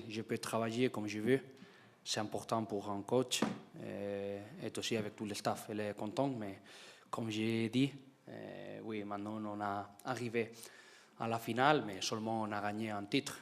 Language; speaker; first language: French; non-native, learner; Spanish